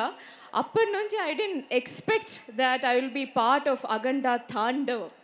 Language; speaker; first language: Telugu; non-native, learner; Malayalam